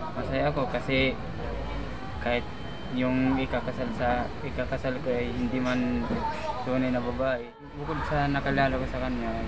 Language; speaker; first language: Filipino; non-native, local second language; Waray